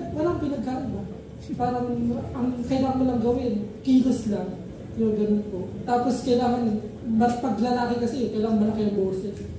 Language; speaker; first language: Filipino; native; Filipino